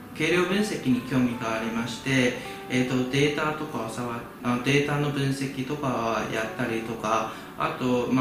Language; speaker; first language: Japanese; non-native, fluent; Chinese